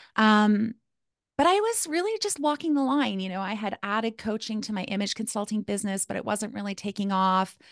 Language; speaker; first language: English; native; English